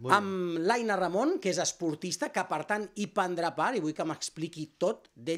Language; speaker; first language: Catalan; native; Catalan